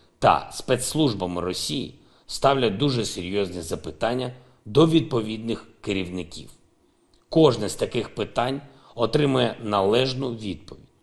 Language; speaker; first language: Ukrainian; non-native, local second language; Russian